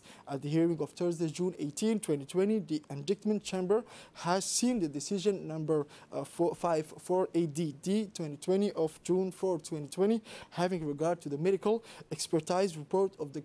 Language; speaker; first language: English; non-native, fluent; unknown